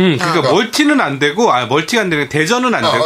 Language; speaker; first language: Korean; native; Korean